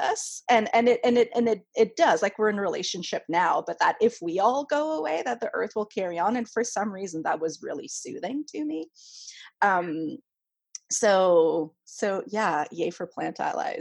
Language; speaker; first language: English; non-native, fluent; French